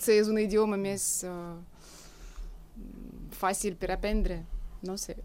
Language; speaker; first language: Catalan; non-native, fluent; Russian